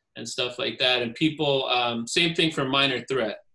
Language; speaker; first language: English; native; English